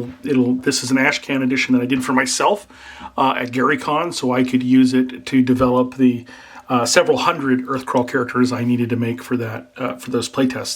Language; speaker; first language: English; native; English